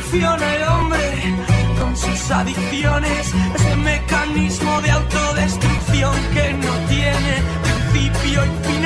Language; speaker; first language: Spanish; native; Spanish